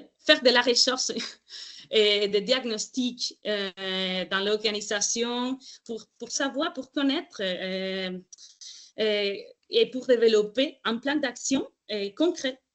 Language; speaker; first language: French; non-native, fluent; Spanish